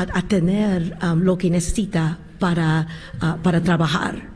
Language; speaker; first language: Spanish; non-native, learner; English